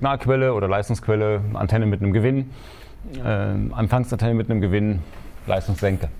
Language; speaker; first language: German; native; German